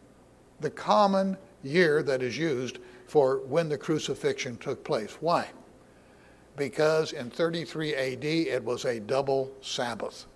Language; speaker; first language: English; native; English